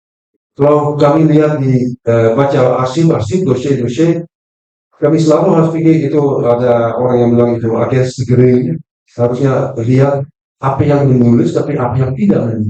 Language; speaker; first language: Indonesian; non-native, fluent; Dutch